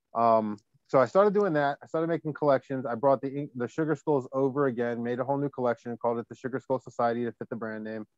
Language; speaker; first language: English; native; English